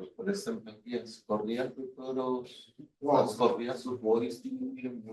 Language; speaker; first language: Portuguese; non-native, fluent; Spanish